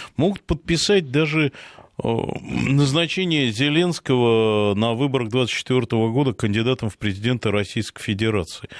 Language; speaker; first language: Russian; native; Russian